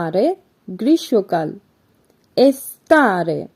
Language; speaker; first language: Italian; non-native, fluent; Bangla